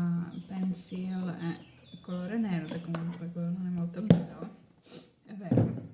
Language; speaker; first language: Italian; non-native, learner; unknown